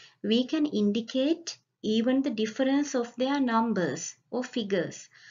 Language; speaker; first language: English; non-native, local second language; Sinhala